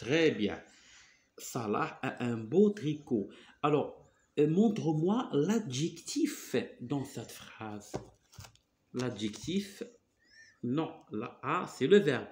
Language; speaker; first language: French; non-native, local second language; Arabic